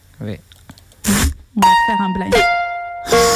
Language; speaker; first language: French; non-native, learner; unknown